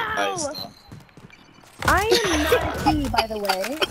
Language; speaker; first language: English; early bilingual, other home language; Turkish